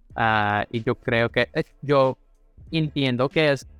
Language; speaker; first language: Spanish; non-native, fluent; English